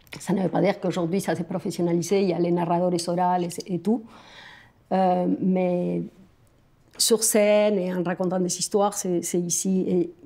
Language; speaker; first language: French; non-native, fluent; Spanish